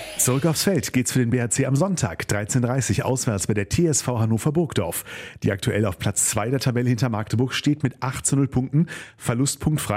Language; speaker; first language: German; native; German